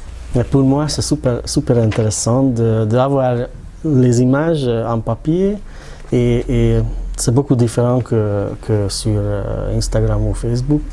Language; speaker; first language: French; non-native, learner; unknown